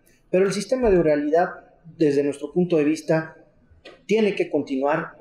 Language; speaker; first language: Spanish; native; Spanish